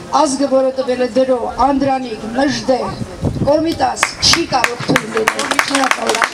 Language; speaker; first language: Armenian; native; Armenian